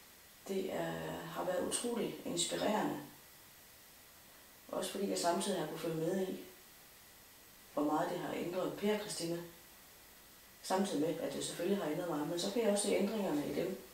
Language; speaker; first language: Danish; native; Danish